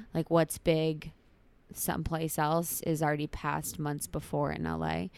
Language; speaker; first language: English; native; English